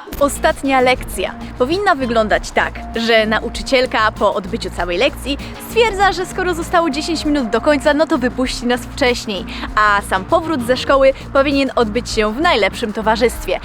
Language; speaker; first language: Polish; native; Polish